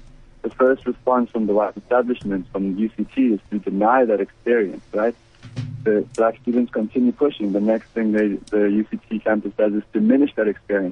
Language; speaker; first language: English; native; English